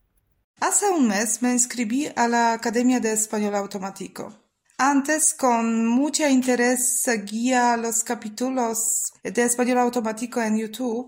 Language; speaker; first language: Spanish; non-native, fluent; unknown